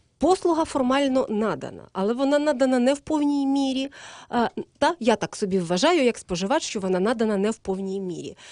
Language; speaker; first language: Ukrainian; native; Ukrainian